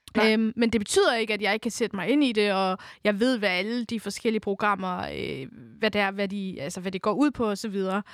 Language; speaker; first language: Danish; early bilingual, other home language; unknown